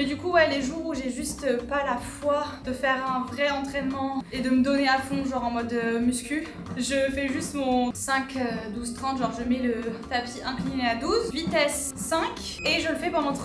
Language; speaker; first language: French; native; French